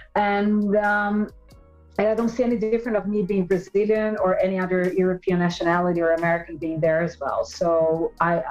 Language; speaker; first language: English; non-native, fluent; Portuguese